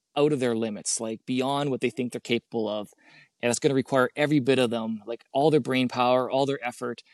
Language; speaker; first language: English; native; English